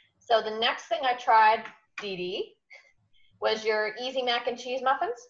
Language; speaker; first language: English; native; English